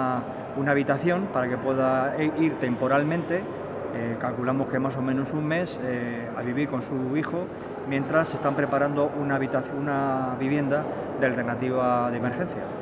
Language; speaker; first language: Spanish; native; Spanish